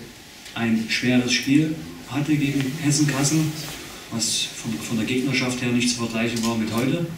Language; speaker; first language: German; native; German